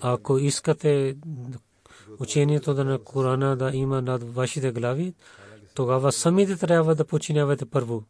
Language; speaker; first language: Bulgarian; non-native, learner; Urdu